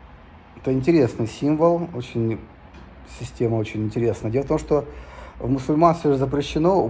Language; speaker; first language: Russian; native; Russian